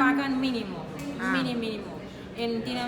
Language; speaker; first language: Spanish; non-native, learner; Danish